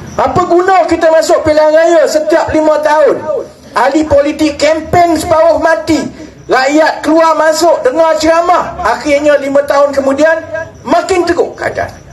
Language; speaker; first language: Malay; native; Malay